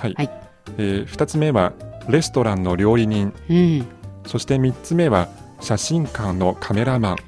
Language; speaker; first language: Japanese; non-native, fluent; Chinese